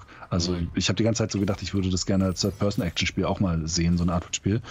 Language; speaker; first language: German; native; German